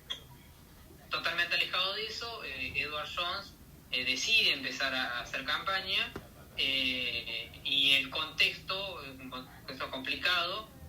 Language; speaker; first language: Spanish; native; Spanish